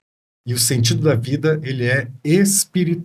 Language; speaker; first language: Portuguese; native; Portuguese